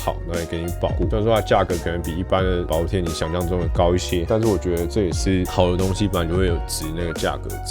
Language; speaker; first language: Chinese; native; Chinese